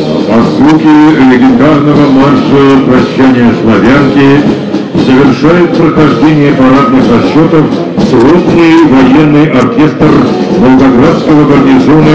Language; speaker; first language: Russian; native; Russian